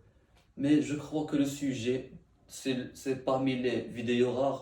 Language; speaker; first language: French; non-native, learner; Arabic